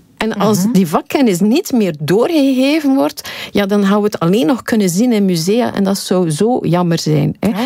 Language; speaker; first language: Dutch; native; Dutch